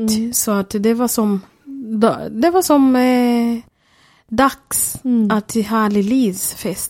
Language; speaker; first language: Swedish; non-native, fluent; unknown